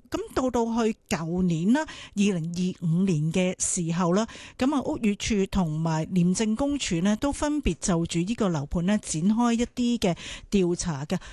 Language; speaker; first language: Cantonese; native; Cantonese